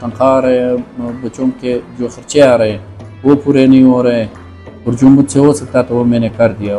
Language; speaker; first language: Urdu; non-native, local second language; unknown